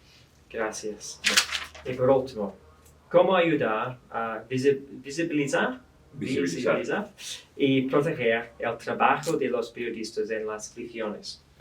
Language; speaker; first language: Spanish; non-native, fluent; English